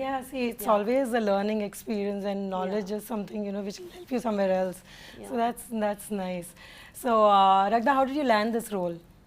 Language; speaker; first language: English; non-native, local second language; Telugu